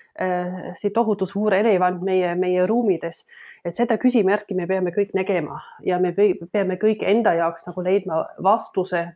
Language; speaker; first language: Estonian; non-native, fluent; German